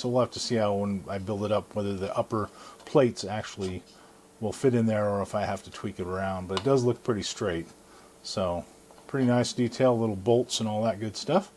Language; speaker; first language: English; native; English